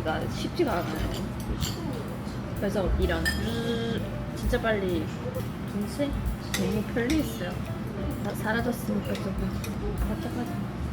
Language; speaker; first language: Korean; non-native, fluent; Swedish